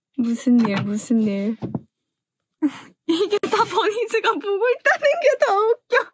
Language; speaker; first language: Korean; early bilingual, heritage; English